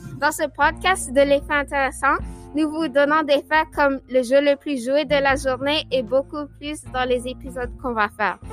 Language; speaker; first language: French; non-native, learner; English